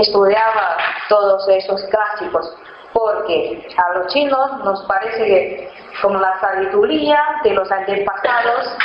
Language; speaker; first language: Spanish; non-native, fluent; Chinese